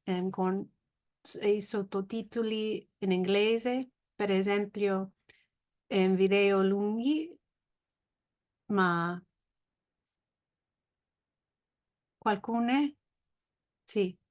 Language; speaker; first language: Italian; non-native, learner; English